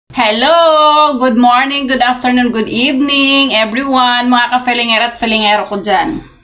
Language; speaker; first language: Filipino; non-native, local second language; Cebuano